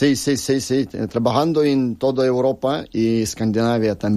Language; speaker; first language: Spanish; non-native, learner; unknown